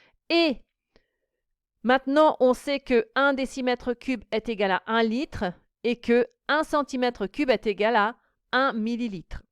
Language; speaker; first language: French; native; French